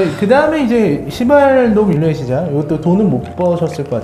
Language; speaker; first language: Korean; native; Korean